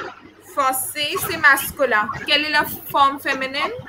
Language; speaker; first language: French; non-native, fluent; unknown